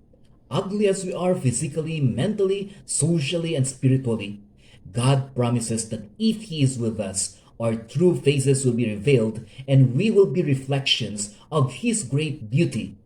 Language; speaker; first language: English; non-native, local second language; Hiligaynon